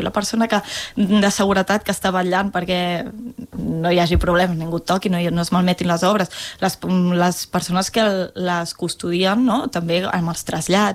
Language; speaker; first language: Catalan; native; Catalan